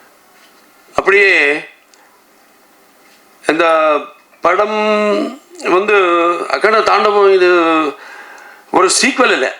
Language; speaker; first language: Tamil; non-native, learner; Telugu